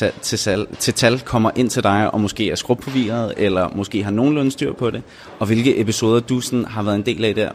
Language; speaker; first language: Danish; native; Danish